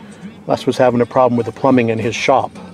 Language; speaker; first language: English; native; English